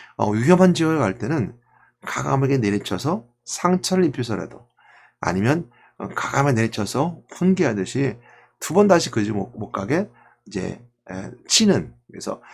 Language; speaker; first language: Korean; native; Korean